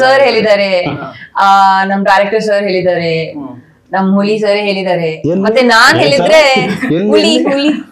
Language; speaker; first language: Kannada; non-native, local second language; Telugu